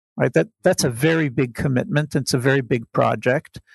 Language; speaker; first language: English; native; English